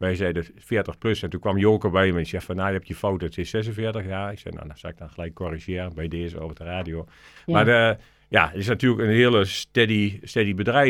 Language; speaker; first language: Dutch; native; Dutch